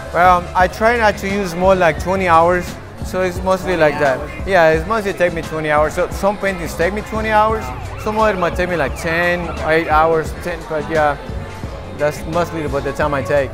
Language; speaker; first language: English; non-native, fluent; Spanish